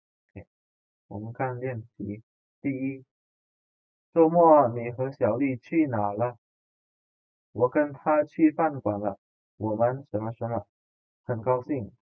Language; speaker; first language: Chinese; non-native, fluent; Indonesian